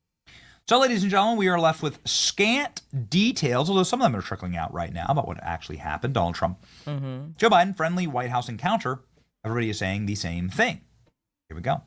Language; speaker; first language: English; native; English